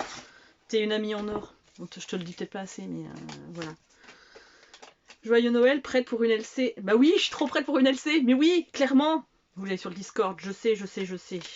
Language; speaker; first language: French; native; French